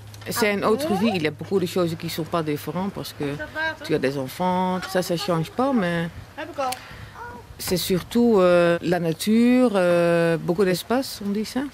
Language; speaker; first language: French; non-native, learner; Dutch